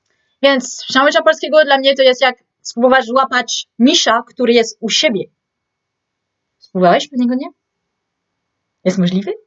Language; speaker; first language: Polish; non-native, learner; French